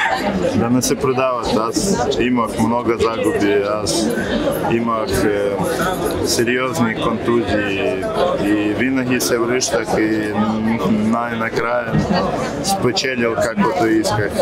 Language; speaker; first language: Bulgarian; non-native, learner; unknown